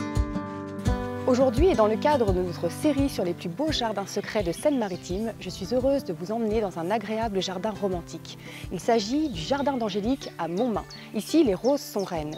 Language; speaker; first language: French; native; French